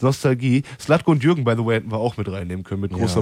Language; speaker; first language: German; native; German